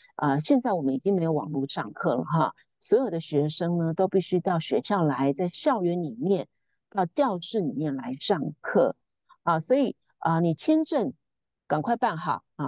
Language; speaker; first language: Chinese; native; Chinese